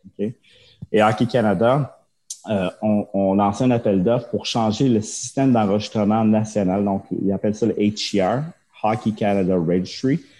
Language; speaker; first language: French; early bilingual, other home language; Japanese